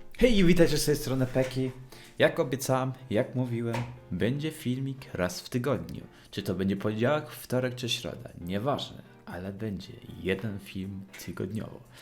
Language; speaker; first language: Polish; early bilingual, heritage; Polish